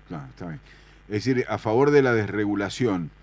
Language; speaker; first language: Spanish; native; Spanish